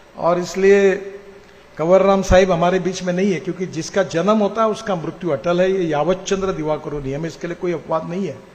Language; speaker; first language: Hindi; non-native, local second language; Marathi